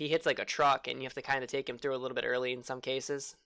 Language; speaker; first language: English; native; English